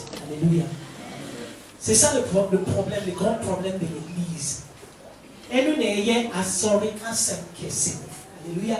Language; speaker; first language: French; non-native, fluent; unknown